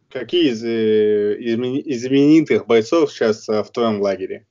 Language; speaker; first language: Russian; native; Russian